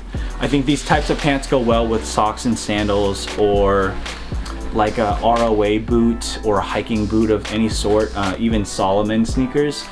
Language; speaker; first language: English; native; English